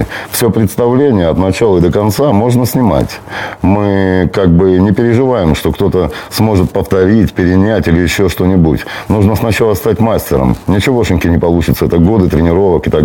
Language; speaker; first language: Russian; native; Russian